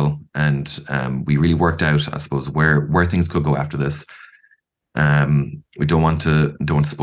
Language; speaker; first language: English; native; English